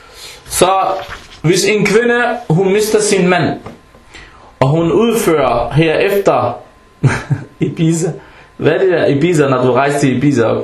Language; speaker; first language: Danish; non-native, fluent; Arabic